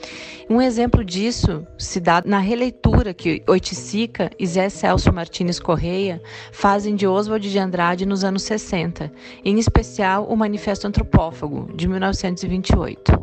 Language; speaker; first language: Portuguese; native; Portuguese